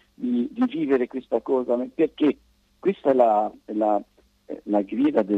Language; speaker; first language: Italian; non-native, fluent; Arabic